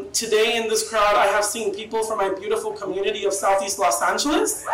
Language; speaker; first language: English; early bilingual, other home language; Spanish